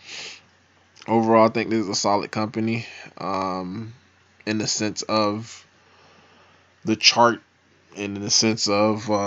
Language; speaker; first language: English; native; English